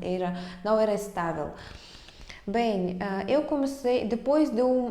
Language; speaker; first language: Portuguese; non-native, fluent; Russian